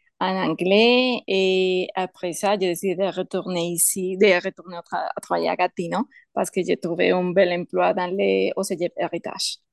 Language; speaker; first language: French; non-native, learner; Spanish